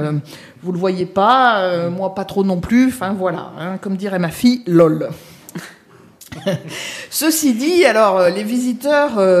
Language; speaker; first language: French; native; French